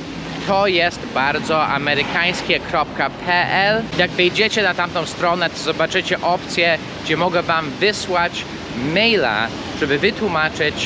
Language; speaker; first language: Polish; non-native, fluent; English